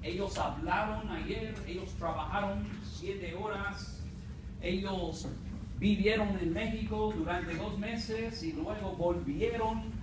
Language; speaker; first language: Spanish; non-native, fluent; English